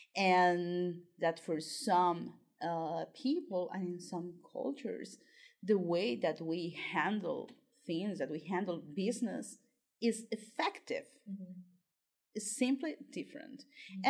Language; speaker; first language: English; non-native, fluent; Spanish